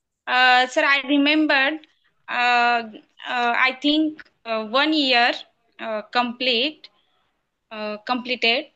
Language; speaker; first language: English; non-native, learner; Marathi